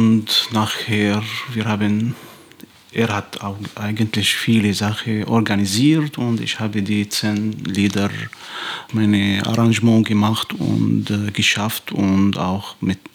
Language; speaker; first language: German; non-native, fluent; Arabic